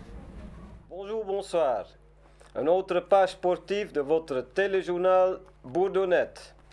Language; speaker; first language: French; non-native, learner; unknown